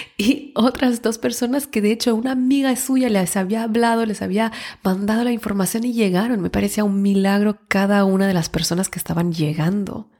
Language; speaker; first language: Spanish; non-native, fluent; French